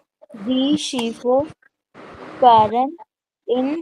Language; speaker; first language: German; non-native, learner; Hindi